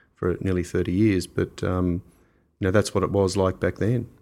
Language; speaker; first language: English; native; English